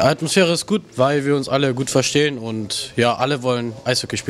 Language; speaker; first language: German; early bilingual, other home language; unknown